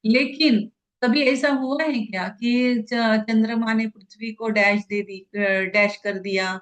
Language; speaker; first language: Hindi; non-native, local second language; Marathi